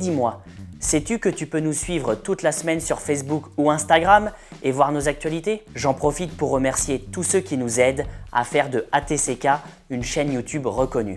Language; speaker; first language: French; native; French